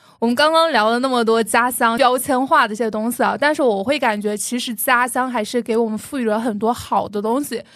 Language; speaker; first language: Chinese; native; Chinese